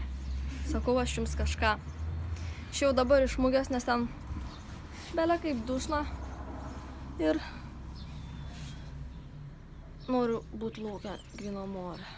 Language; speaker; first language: Lithuanian; native; Lithuanian